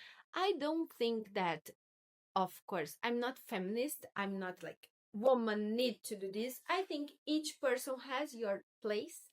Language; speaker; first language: English; non-native, learner; Portuguese